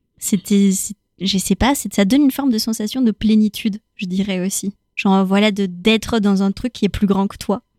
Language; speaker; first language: French; non-native, fluent; Spanish